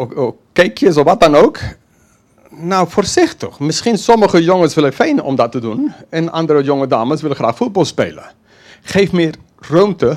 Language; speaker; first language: Dutch; non-native, fluent; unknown